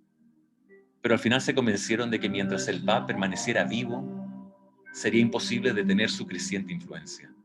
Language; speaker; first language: Spanish; native; Spanish